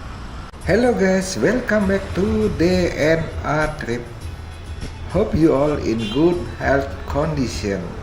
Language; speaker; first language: English; non-native, fluent; Indonesian